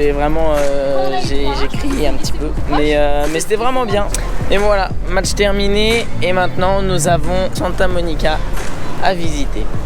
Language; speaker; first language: French; native; French